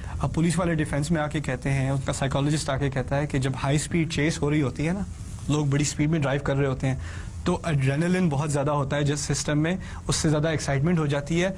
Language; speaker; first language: Urdu; early bilingual, heritage; Urdu